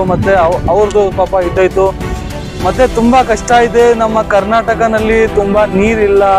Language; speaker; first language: Kannada; non-native, local second language; Urdu